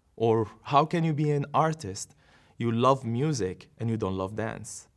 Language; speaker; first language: English; non-native, fluent; Arabic